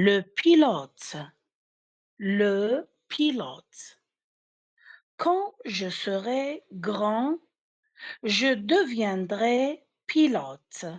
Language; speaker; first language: French; non-native, fluent; Arabic